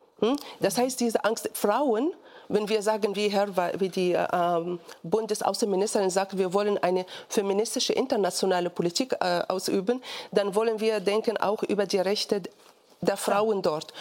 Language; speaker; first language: German; non-native, fluent; Arabic